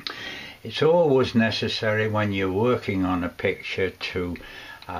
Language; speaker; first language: English; native; English